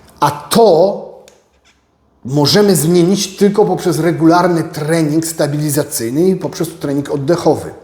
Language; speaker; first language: Polish; native; Polish